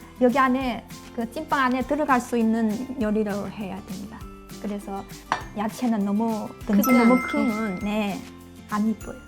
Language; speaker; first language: Korean; non-native, learner; Chinese